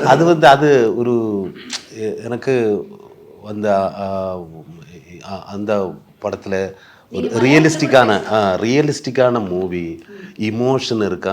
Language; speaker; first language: Tamil; non-native, learner; Malayalam